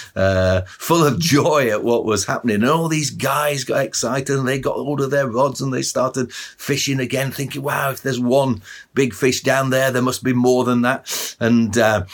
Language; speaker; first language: English; native; English